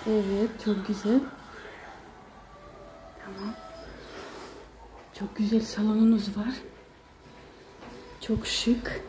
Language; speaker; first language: Turkish; non-native, learner; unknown